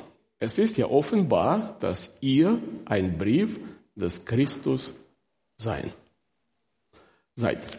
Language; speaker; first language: German; non-native, fluent; Russian